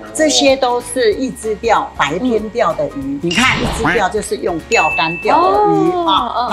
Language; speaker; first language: Chinese; native; Chinese